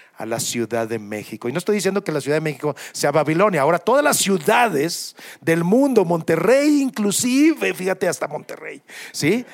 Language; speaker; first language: Spanish; native; Spanish